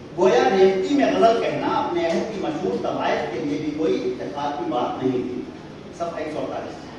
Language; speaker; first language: Urdu; native; Urdu